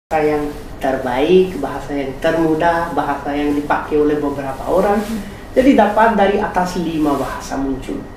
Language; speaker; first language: Indonesian; non-native, fluent; Hindi